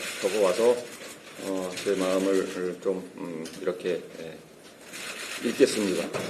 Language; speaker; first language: Korean; native; Korean